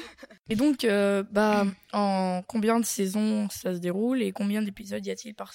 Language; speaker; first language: French; native; French